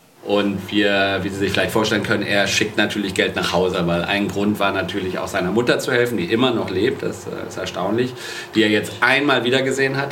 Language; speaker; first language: German; native; German